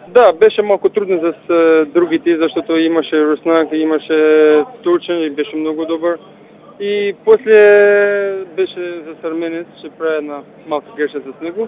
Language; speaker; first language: Bulgarian; non-native, learner; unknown